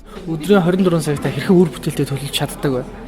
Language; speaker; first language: Mongolian; native; Mongolian